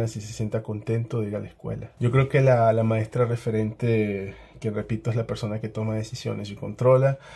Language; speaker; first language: Spanish; native; Spanish